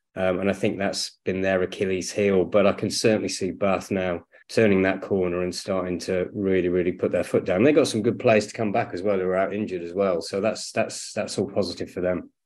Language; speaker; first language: English; native; English